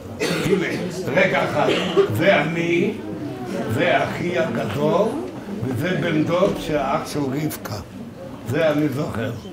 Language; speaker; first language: Hebrew; non-native, fluent; Yiddish